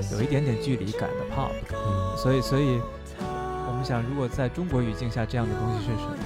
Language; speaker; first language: Chinese; native; Chinese